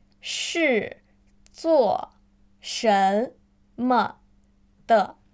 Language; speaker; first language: Chinese; non-native, learner; Spanish